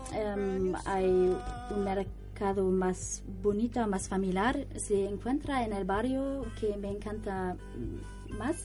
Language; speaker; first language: Spanish; non-native, learner; German